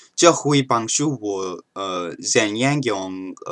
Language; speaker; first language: Chinese; non-native, learner; English